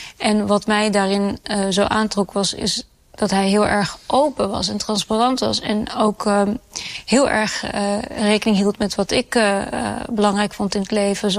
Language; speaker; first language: Dutch; early bilingual, other home language; Urdu